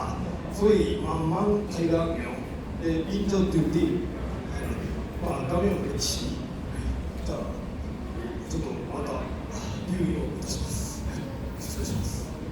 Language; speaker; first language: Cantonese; non-native, learner; Japanese